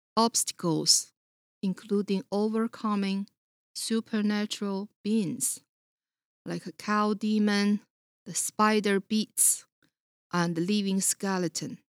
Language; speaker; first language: English; non-native, fluent; Chinese